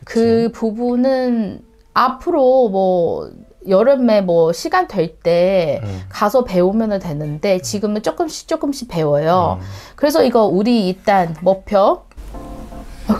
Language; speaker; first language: Korean; non-native, learner; Chinese